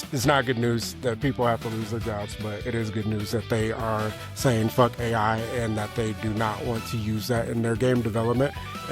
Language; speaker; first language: English; native; English